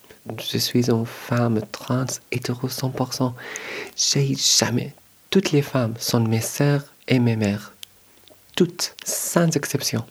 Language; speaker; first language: French; non-native, learner; Arabic